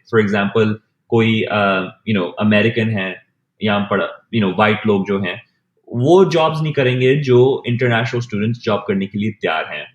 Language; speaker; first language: Hindi; early bilingual, heritage; Hindi